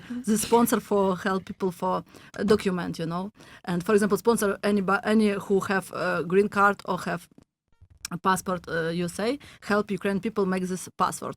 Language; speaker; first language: English; non-native, learner; Russian